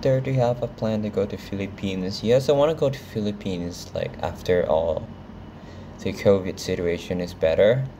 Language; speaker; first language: English; non-native, fluent; Thai